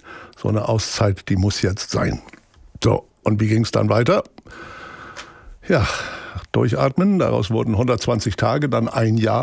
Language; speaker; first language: German; native; German